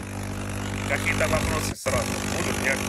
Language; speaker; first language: Russian; native; Russian